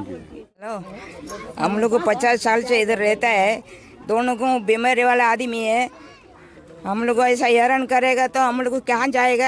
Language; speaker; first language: Hindi; non-native, local second language; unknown